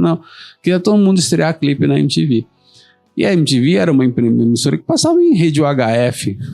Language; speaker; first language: Portuguese; native; Portuguese